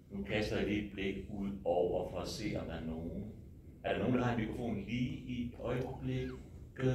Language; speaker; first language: Danish; native; Danish